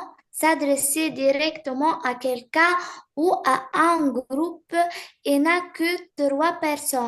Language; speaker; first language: French; non-native, learner; Arabic